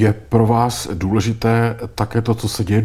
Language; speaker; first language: Czech; native; Czech